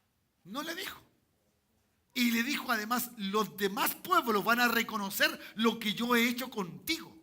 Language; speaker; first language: Spanish; native; Spanish